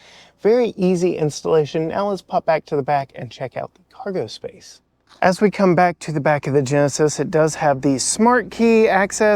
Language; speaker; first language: English; native; English